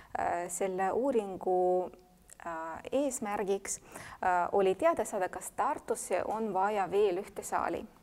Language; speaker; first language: Estonian; non-native, fluent; Russian